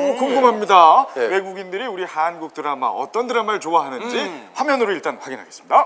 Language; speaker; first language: Korean; native; Korean